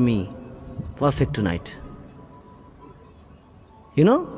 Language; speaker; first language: English; non-native, local second language; Nepali